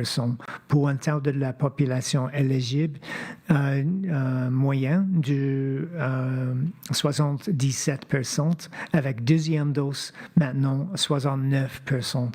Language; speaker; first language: French; non-native, fluent; English